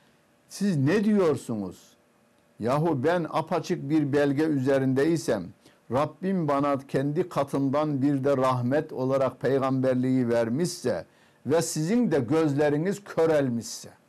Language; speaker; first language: Turkish; native; Turkish